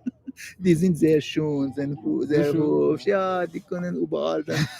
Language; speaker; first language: German; non-native, learner; Persian